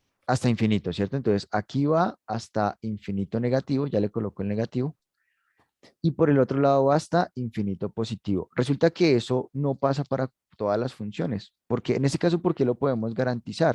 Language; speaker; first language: Spanish; native; Spanish